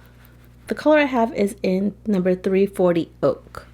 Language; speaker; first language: English; native; English